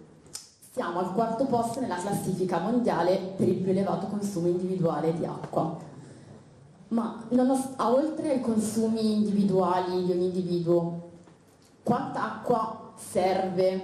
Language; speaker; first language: Italian; native; Italian